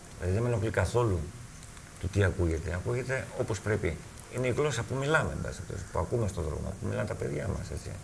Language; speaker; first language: Greek; native; Greek